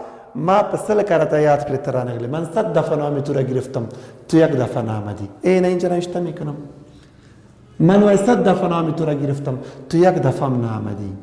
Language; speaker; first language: Persian; non-native, local second language; Pashto